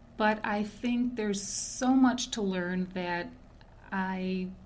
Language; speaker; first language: English; native; English